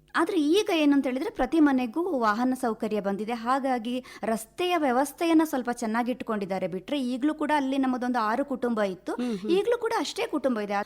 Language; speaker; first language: Kannada; non-native, local second language; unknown